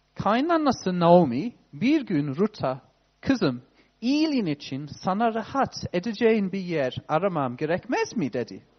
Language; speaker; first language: Turkish; non-native, fluent; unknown